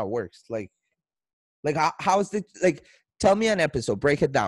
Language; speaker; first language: English; non-native, fluent; Spanish